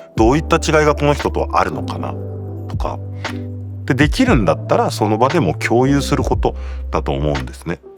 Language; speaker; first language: Japanese; native; Japanese